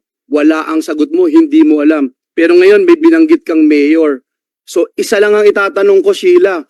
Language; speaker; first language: Filipino; native; Filipino